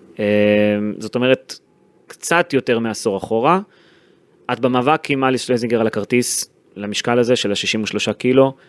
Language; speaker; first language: Hebrew; native; Hebrew